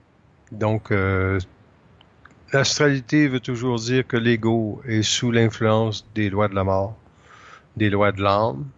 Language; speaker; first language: French; native; French